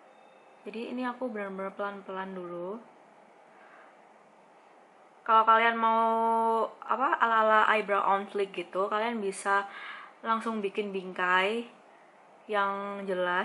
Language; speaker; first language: Indonesian; native; Indonesian